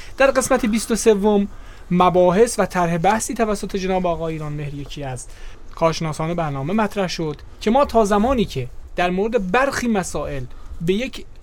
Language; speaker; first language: Persian; native; Persian